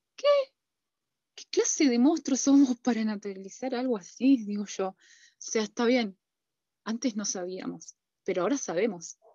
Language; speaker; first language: Spanish; non-native, local second language; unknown